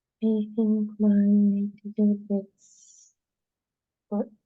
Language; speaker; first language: English; non-native, learner; Russian